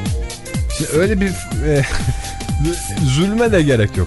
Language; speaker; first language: Turkish; native; Turkish